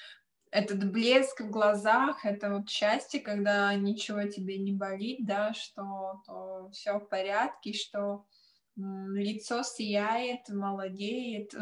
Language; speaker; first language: Russian; non-native, local second language; Latvian